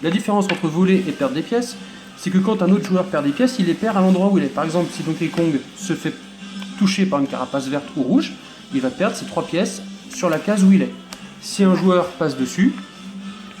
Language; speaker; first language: French; native; French